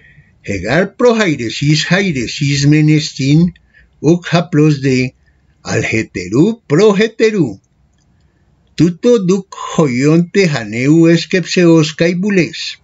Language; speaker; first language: Greek; non-native, fluent; Spanish